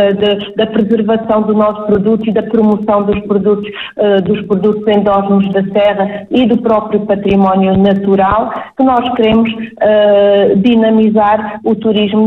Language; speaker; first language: Portuguese; native; Portuguese